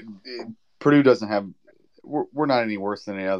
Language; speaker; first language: English; native; English